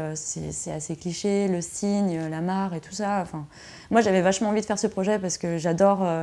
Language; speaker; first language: French; native; French